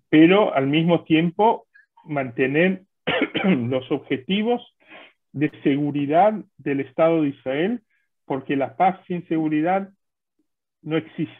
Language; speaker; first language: Spanish; non-native, fluent; Hebrew